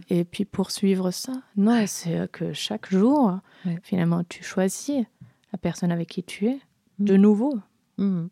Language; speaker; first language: French; non-native, fluent; German